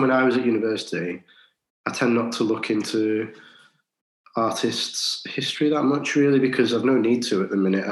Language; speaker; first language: English; native; English